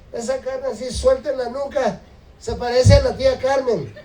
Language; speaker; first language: Spanish; early bilingual, heritage; Spanish